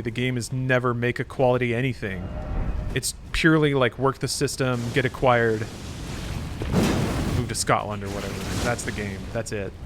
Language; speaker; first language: English; native; English